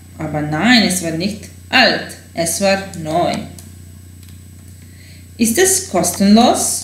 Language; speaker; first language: German; non-native, fluent; Serbian